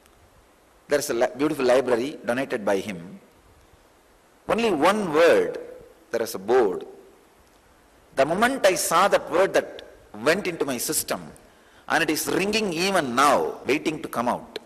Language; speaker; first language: English; non-native, local second language; Tamil